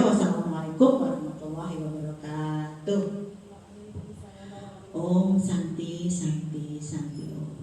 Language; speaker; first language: Indonesian; native; Indonesian